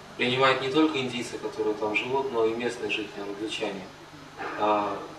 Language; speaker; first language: Russian; native; Russian